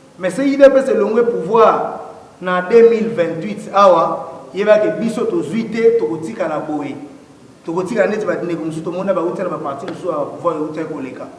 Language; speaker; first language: Lingala; non-native, local second language; Kongo